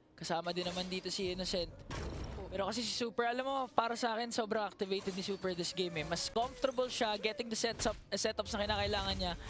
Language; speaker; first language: Filipino; native; Filipino